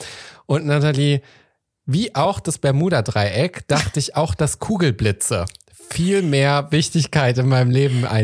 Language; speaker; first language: German; native; German